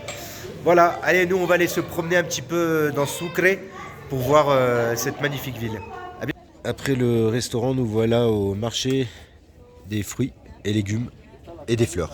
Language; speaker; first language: French; native; French